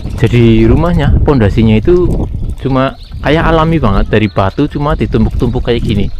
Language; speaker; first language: Indonesian; native; Indonesian